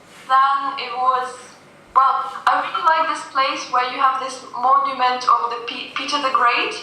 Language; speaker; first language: English; non-native, fluent; Russian